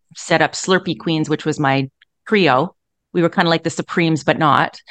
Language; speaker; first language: English; native; English